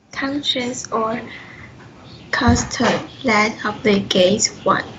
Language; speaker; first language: English; non-native, learner; Chinese